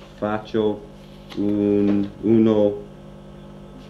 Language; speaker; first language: Italian; non-native, learner; English